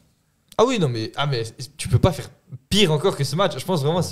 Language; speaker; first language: French; native; French